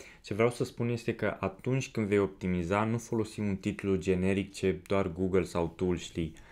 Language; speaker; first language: Romanian; native; Romanian